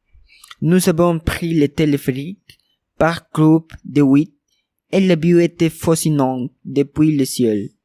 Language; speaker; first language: French; non-native, learner; Spanish